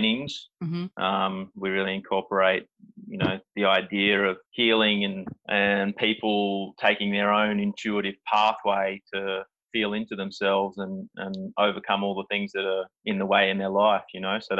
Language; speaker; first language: English; native; English